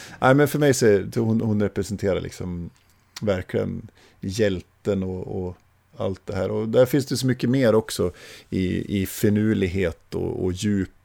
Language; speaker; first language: Swedish; native; Swedish